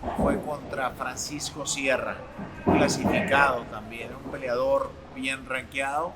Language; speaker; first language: Spanish; native; Spanish